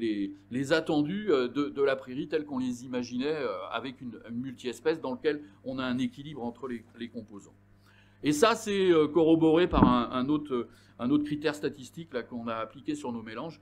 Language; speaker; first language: French; native; French